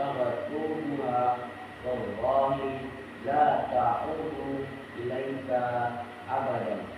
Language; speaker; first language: Arabic; non-native, learner; Indonesian